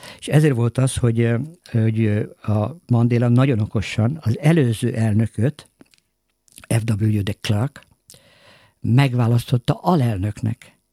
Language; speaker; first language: Hungarian; native; Hungarian